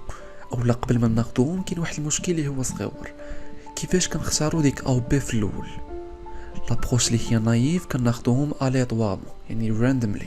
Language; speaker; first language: Arabic; native; Arabic